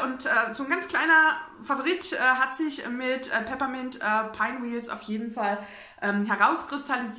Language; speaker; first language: German; native; German